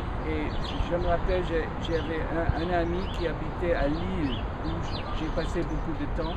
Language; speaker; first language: French; non-native, fluent; English